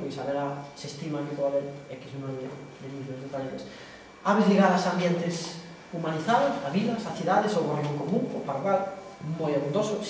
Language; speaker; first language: Spanish; non-native, local second language; Galician